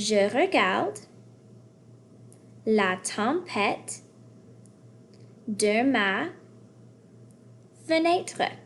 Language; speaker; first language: French; non-native, fluent; English